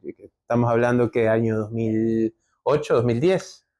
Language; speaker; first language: Spanish; native; Spanish